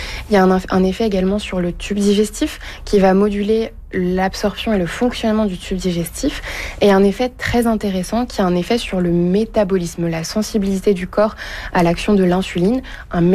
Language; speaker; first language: French; native; French